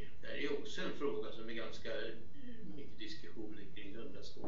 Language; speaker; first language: Swedish; native; Swedish